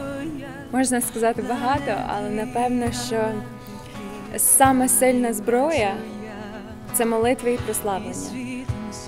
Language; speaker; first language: Ukrainian; non-native, fluent; English